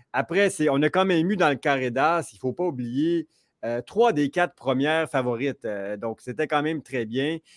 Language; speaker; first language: French; native; French